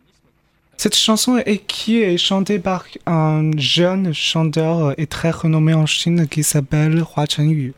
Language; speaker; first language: French; non-native, fluent; Chinese